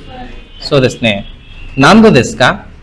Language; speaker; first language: Japanese; non-native, fluent; Bangla